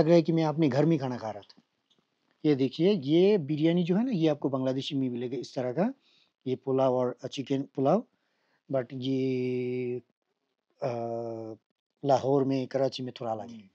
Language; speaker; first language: Hindi; non-native, fluent; Bangla